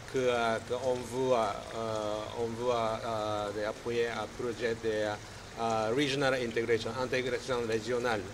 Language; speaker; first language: French; non-native, learner; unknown